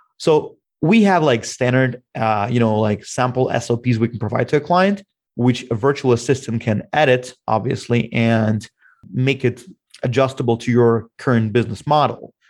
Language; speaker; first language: English; non-native, fluent; Russian